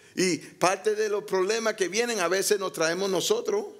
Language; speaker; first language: Spanish; non-native, learner; English